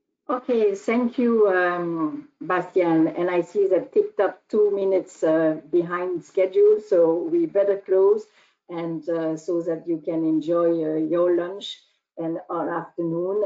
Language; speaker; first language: English; non-native, fluent; French